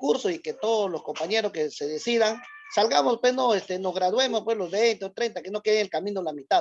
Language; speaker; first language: Spanish; native; Spanish